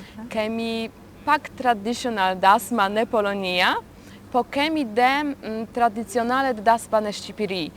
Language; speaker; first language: Albanian; non-native, learner; Polish